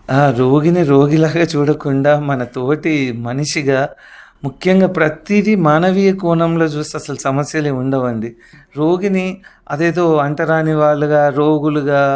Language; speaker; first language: Telugu; native; Telugu